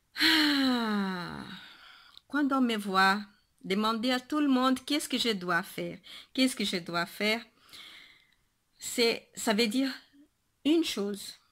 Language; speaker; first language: French; non-native, fluent; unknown